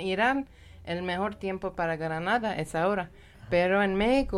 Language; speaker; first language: Spanish; non-native, learner; Persian